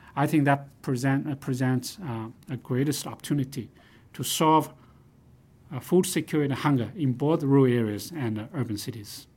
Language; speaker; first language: English; non-native, fluent; Chinese